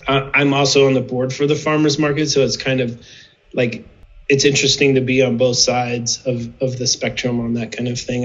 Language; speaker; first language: English; native; English